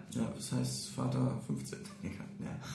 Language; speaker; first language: German; native; German